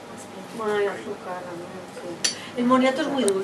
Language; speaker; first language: Spanish; native; Spanish